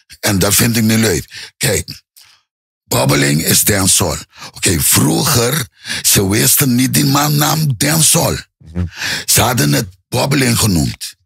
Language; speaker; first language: Dutch; non-native, local second language; Papiamento